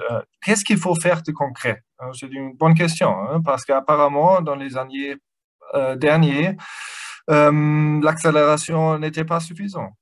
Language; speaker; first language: French; non-native, fluent; German